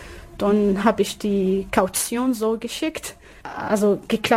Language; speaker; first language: German; non-native, learner; Arabic